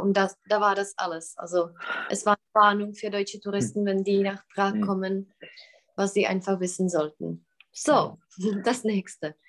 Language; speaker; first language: German; non-native, fluent; Czech